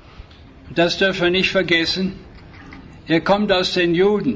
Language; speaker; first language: German; native; German